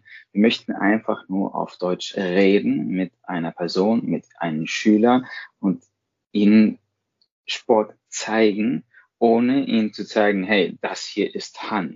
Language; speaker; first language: German; non-native, fluent; Spanish